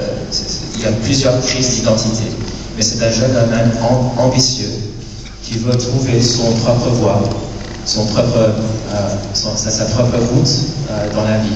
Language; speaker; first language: French; non-native, fluent; English